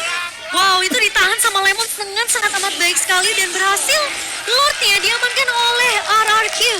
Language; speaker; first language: Indonesian; native; Indonesian